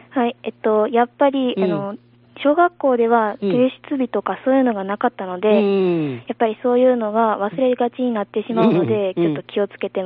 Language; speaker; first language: Japanese; native; Japanese